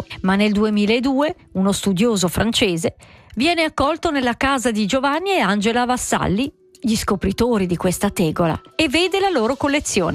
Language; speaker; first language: Italian; native; Italian